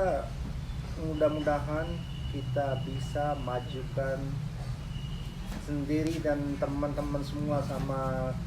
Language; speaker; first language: Indonesian; non-native, learner; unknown